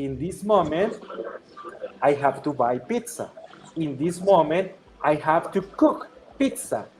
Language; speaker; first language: English; non-native, fluent; Spanish